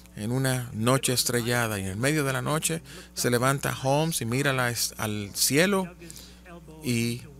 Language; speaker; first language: Spanish; non-native, fluent; Malayalam